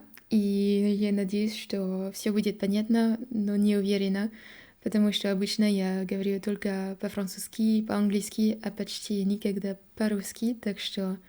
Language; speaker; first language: Russian; non-native, learner; French